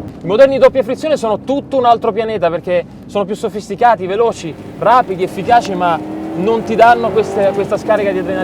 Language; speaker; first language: Italian; native; Italian